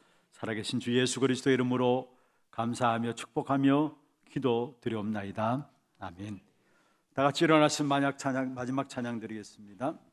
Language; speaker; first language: Korean; native; Korean